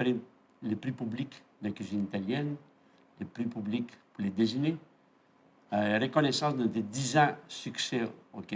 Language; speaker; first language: French; non-native, fluent; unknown